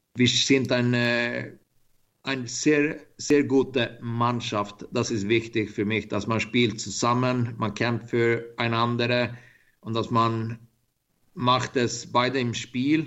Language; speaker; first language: German; non-native, learner; Swedish